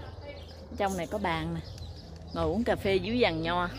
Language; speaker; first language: Vietnamese; native; Vietnamese